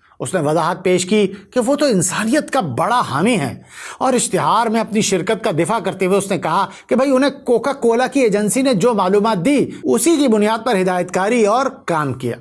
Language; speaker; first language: Urdu; native; Urdu